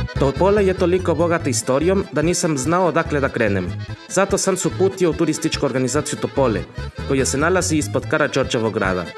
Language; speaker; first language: Serbian; non-native, fluent; Spanish